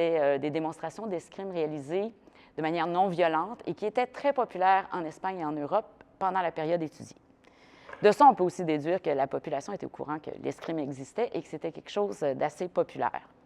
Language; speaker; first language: French; native; French